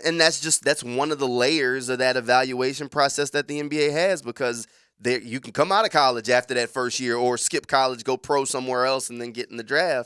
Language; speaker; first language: English; native; English